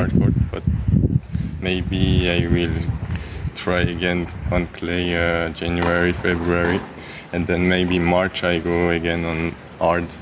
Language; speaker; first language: English; non-native, learner; French